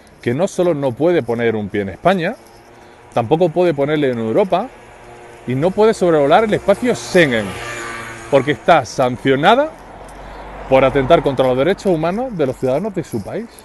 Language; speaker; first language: Spanish; native; Spanish